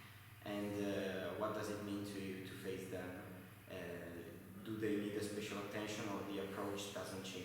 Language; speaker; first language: English; non-native, fluent; Italian